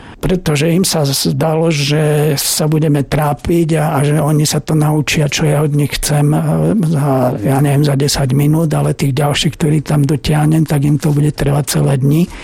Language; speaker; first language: Slovak; native; Slovak